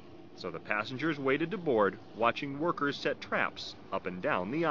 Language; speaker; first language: English; native; English